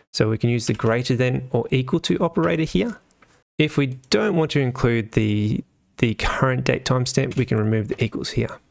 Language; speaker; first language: English; native; English